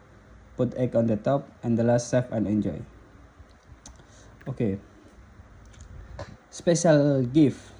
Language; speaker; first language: English; non-native, learner; Indonesian